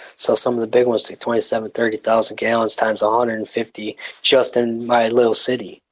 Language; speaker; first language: English; native; English